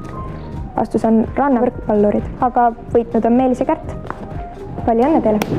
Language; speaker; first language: Estonian; native; Estonian